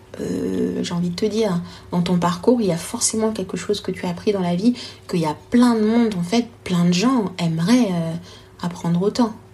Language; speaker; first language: French; non-native, local second language; Lingala